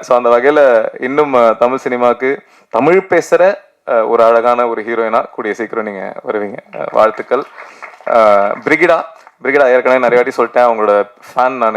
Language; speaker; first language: Tamil; native; Tamil